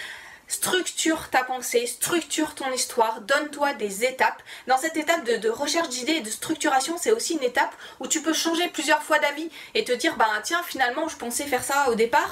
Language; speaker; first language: French; native; French